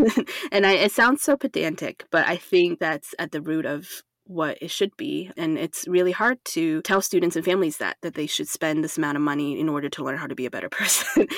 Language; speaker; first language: English; non-native, fluent; Chinese